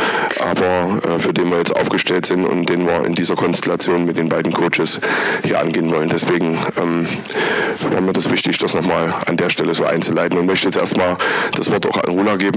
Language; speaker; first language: German; native; German